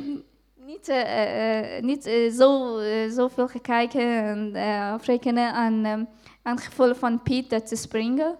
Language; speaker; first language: Dutch; non-native, fluent; Persian